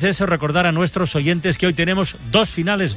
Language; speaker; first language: Spanish; native; Spanish